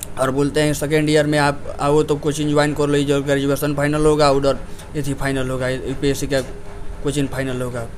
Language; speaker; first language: Hindi; native; Hindi